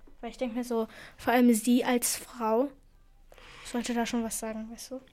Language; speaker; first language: German; early bilingual, other home language; Persian